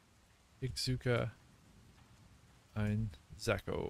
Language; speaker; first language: German; non-native, learner; English